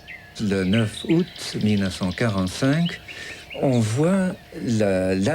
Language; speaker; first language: French; non-native, fluent; English